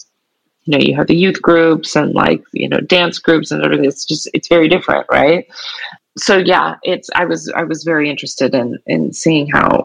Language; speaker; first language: English; native; English